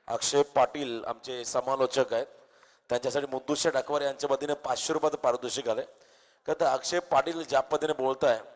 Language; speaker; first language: Marathi; native; Marathi